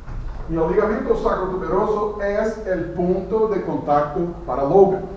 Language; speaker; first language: Spanish; non-native, fluent; Portuguese